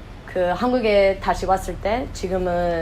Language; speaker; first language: Korean; early bilingual, heritage; English